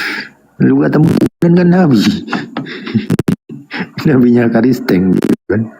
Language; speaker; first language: Indonesian; native; Indonesian